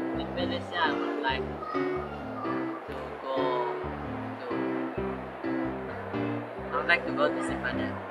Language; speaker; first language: English; non-native, local second language; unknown